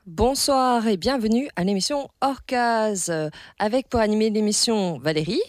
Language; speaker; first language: French; native; French